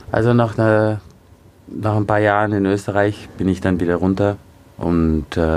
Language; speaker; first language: German; early bilingual, other home language; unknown